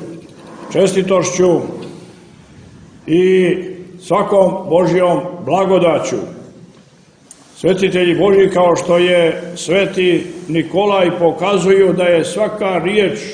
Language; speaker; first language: Croatian; native; Croatian